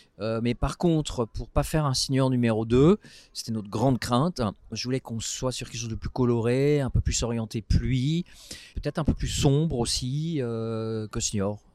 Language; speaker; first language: French; native; French